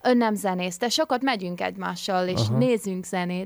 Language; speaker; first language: Hungarian; early bilingual, heritage; English